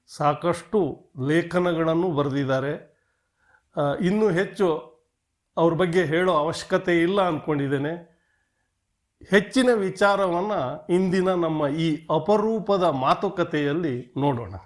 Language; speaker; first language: Kannada; native; Kannada